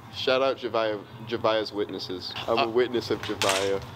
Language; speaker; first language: English; native; English